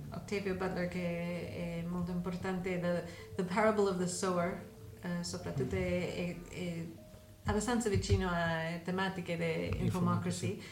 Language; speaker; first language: Italian; non-native, learner; English